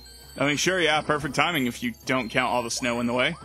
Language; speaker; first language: English; native; English